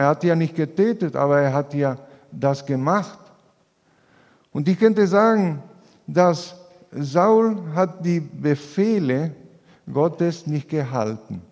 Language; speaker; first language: German; non-native, fluent; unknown